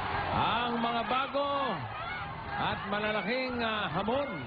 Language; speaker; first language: Filipino; native; Filipino